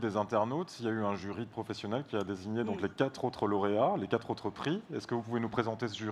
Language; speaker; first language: French; native; French